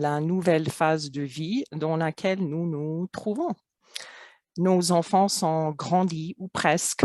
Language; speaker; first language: French; non-native, fluent; English